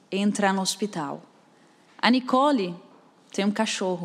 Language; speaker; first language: Portuguese; non-native, fluent; Arabic